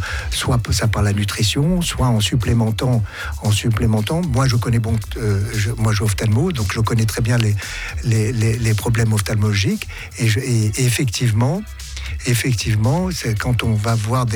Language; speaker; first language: French; native; French